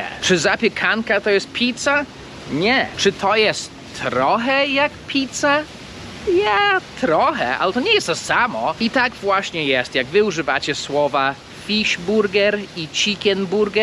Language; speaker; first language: Polish; non-native, fluent; English